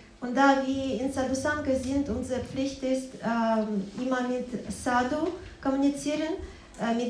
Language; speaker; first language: German; non-native, fluent; Russian